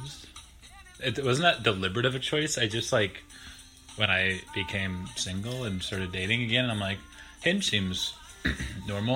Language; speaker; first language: English; native; English